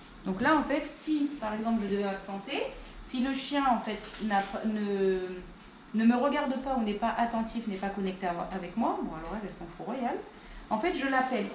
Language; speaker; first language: French; native; French